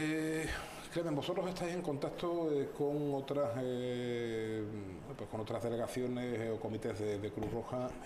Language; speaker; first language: Spanish; native; Spanish